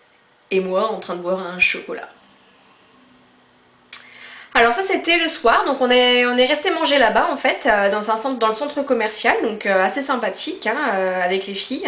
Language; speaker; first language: French; native; French